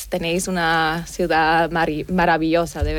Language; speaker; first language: Spanish; non-native, fluent; German